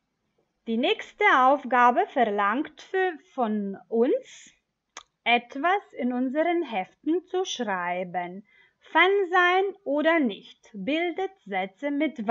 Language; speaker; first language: German; non-native, fluent; Macedonian